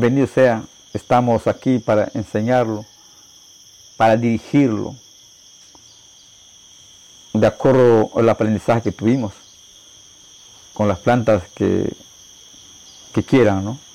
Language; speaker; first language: Spanish; non-native, local second language; Shipibo-Conibo